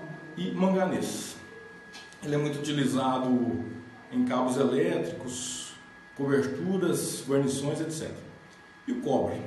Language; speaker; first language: Portuguese; native; Portuguese